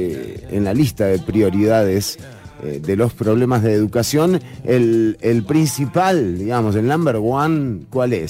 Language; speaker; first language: Spanish; native; Spanish